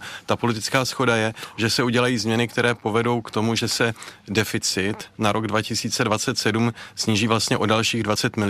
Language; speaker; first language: Czech; native; Czech